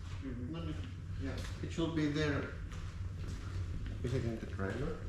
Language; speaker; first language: English; non-native, learner; Finnish